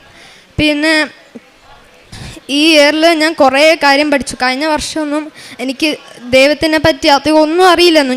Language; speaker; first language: Malayalam; early bilingual, heritage; Malayalam